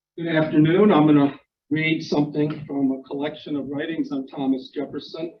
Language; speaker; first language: English; non-native, fluent; Ukrainian